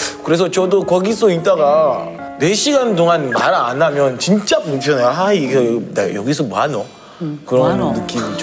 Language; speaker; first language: Korean; non-native, fluent; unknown